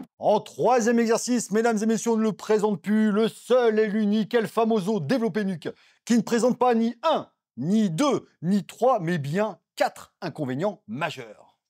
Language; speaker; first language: French; native; French